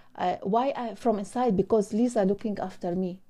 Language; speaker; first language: English; non-native, learner; Arabic